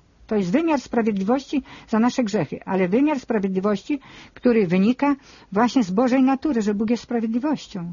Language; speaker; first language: Polish; native; Polish